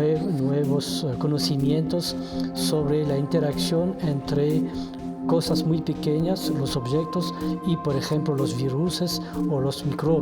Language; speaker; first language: Spanish; non-native, fluent; French